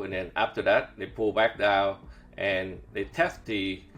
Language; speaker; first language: English; non-native, fluent; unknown